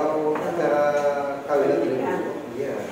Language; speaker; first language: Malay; non-native, local second language; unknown